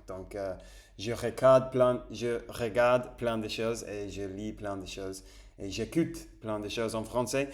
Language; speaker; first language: French; non-native, fluent; Spanish